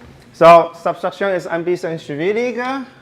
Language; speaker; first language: German; non-native, learner; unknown